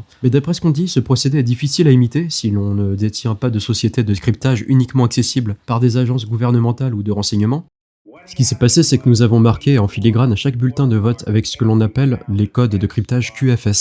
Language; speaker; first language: French; native; French